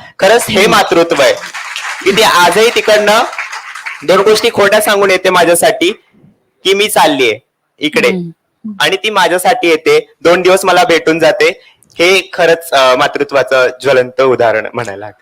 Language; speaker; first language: Marathi; native; Marathi